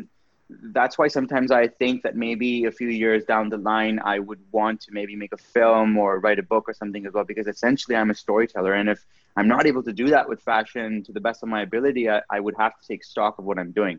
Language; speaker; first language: English; non-native, local second language; Urdu